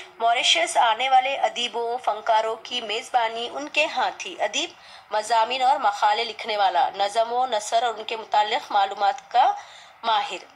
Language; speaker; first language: Urdu; native; Urdu